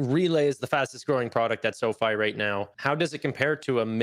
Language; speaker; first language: English; native; English